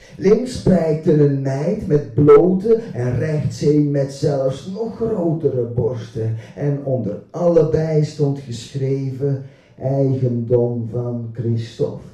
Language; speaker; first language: Dutch; native; Dutch